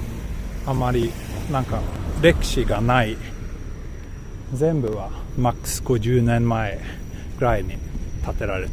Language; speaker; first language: Japanese; non-native, learner; Swedish